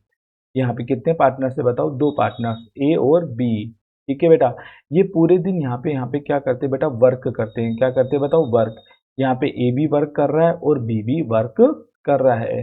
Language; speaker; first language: Hindi; native; Hindi